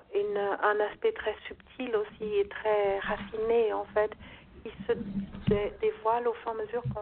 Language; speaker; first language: French; non-native, fluent; Portuguese